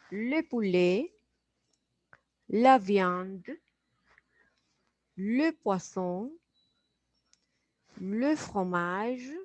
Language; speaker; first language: French; non-native, fluent; Spanish